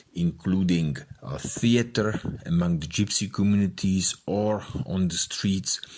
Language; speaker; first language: English; non-native, fluent; Czech